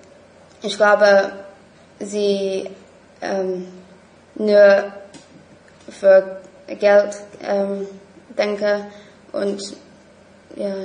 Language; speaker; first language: German; non-native, learner; English